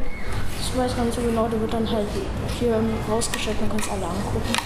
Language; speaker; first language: German; native; German